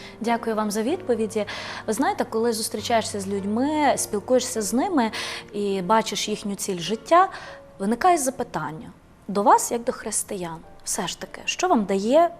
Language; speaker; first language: Ukrainian; native; Ukrainian